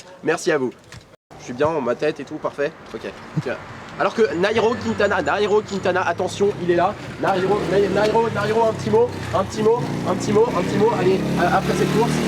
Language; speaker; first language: French; native; French